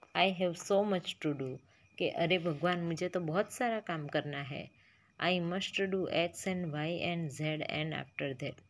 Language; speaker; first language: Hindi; non-native, local second language; Gujarati